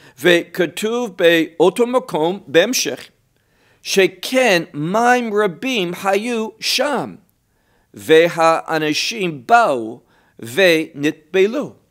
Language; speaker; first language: Hebrew; non-native, fluent; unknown